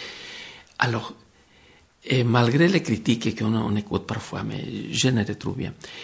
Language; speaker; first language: French; non-native, fluent; Spanish